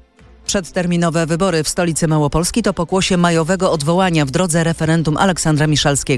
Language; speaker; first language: Polish; native; Polish